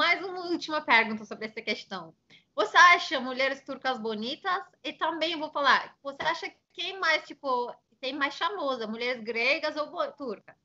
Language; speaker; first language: Portuguese; non-native, fluent; Turkish